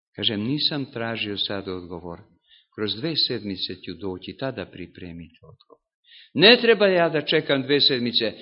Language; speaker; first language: Serbian; non-native, local second language; Hungarian